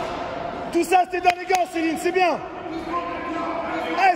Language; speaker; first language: French; native; French